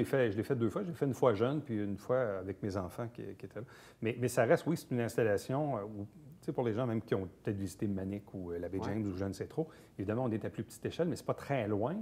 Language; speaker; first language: French; native; French